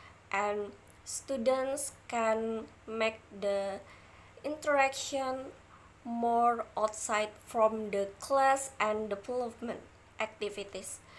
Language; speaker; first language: English; non-native, learner; Indonesian